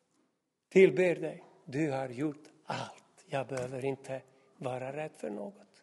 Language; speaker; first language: Swedish; non-native, fluent; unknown